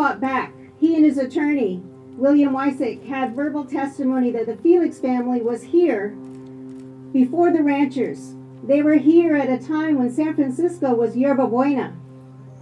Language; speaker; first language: English; native; English